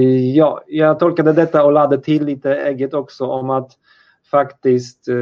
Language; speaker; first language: Swedish; non-native, fluent; Polish